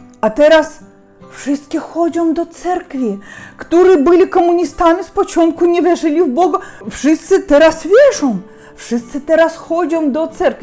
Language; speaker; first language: Polish; non-native, learner; Russian